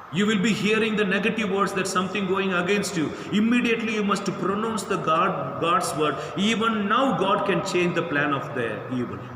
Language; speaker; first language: English; non-native, local second language; Telugu